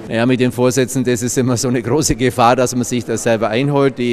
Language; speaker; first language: German; native; German